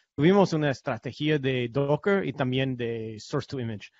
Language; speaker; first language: Spanish; non-native, learner; English